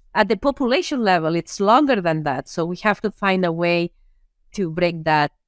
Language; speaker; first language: English; non-native, fluent; Spanish